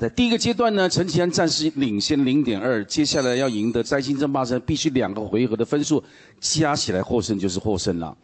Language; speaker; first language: Chinese; native; Chinese